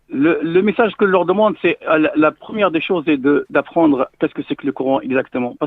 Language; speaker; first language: French; non-native, local second language; Arabic